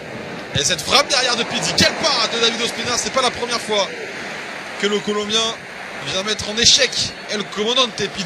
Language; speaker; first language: French; native; French